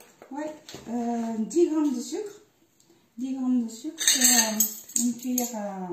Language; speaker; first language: French; non-native, fluent; Japanese